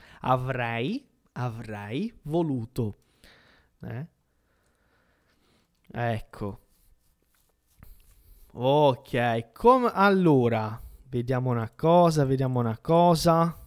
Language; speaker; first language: Italian; non-native, fluent; Portuguese